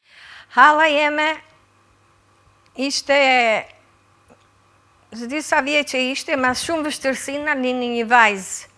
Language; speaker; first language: Albanian; early bilingual, other home language; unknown